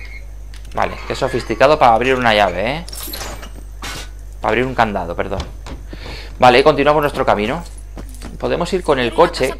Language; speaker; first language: Spanish; native; Spanish